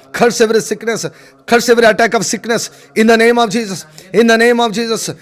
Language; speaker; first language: English; non-native, local second language; Telugu